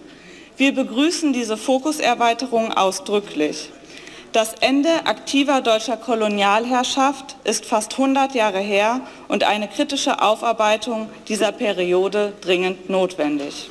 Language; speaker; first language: German; native; German